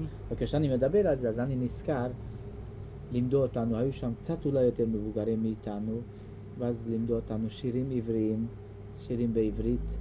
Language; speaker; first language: Hebrew; non-native, fluent; Hungarian